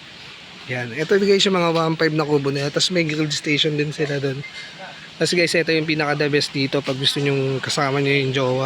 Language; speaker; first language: Filipino; native; Filipino